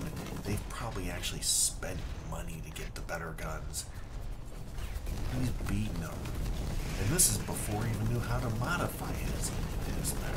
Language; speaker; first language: English; native; English